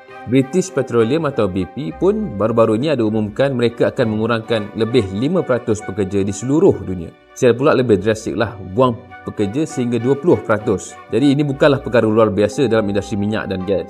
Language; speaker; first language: Malay; native; Malay